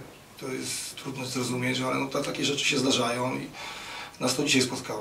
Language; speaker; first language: Polish; native; Polish